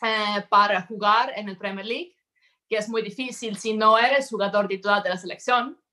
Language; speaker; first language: Spanish; non-native, fluent; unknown